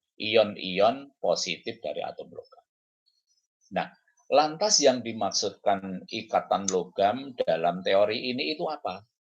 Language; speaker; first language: Indonesian; native; Indonesian